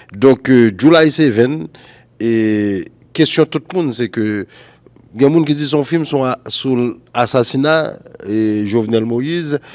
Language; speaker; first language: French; non-native, local second language; Haitian Creole